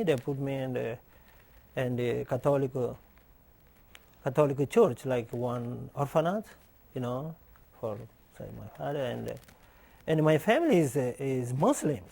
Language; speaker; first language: English; non-native, learner; Portuguese